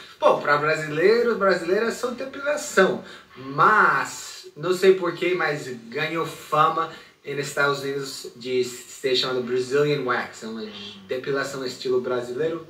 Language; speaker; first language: Portuguese; non-native, fluent; English